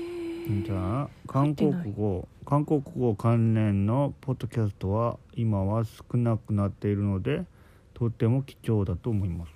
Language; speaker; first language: Japanese; non-native, local second language; Korean